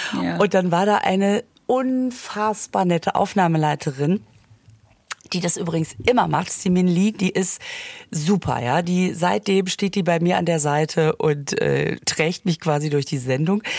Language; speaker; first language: German; native; German